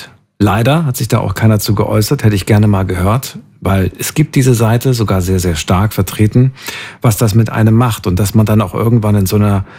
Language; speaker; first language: German; native; German